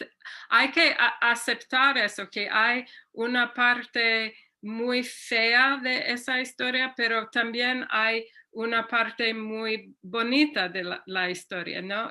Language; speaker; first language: Spanish; non-native, fluent; English